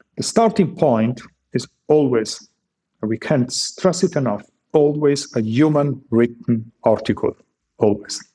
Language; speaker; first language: English; non-native, fluent; Italian